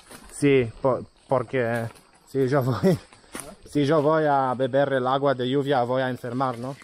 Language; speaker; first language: Spanish; non-native, learner; Hebrew